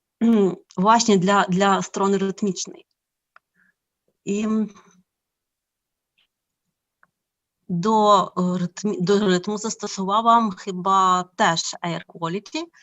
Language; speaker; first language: Polish; non-native, fluent; Ukrainian